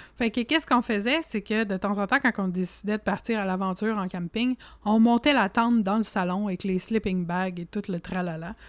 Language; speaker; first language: French; native; French